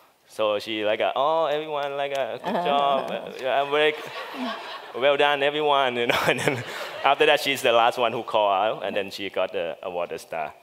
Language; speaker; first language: English; non-native, fluent; Thai